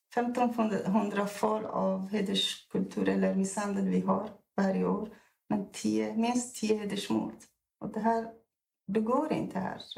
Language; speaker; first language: Swedish; non-native, fluent; Persian